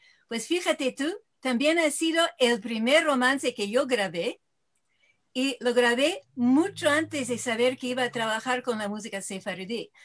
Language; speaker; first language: Spanish; non-native, fluent; English